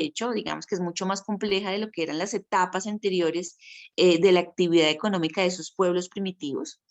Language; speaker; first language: Spanish; native; Spanish